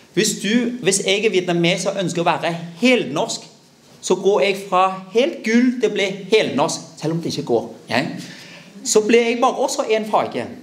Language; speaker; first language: Norwegian; early bilingual, other home language; Vietnamese